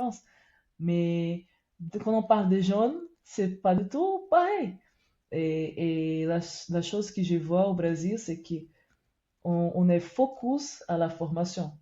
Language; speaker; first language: French; non-native, fluent; Portuguese